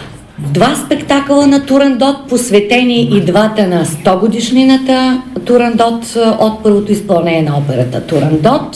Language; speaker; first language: Bulgarian; native; Bulgarian